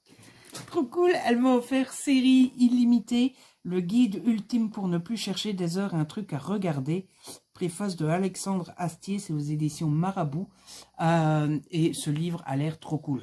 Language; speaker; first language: French; native; French